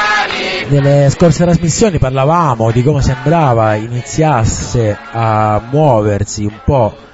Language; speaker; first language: Italian; native; Italian